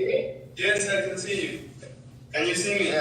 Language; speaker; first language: English; non-native, learner; Spanish